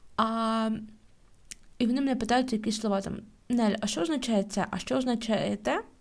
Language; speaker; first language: Ukrainian; native; Ukrainian